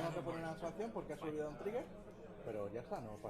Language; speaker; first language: Spanish; native; Spanish